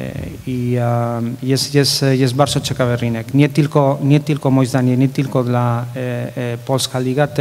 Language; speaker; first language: Polish; non-native, fluent; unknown